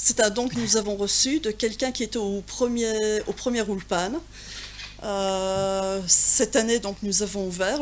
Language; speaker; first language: French; non-native, local second language; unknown